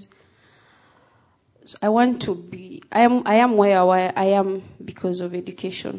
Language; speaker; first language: English; non-native, local second language; Somali